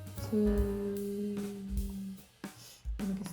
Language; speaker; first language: Korean; non-native, learner; English